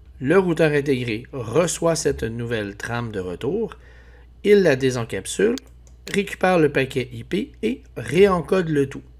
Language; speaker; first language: French; native; French